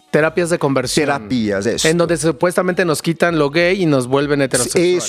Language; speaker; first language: Spanish; non-native, learner; Portuguese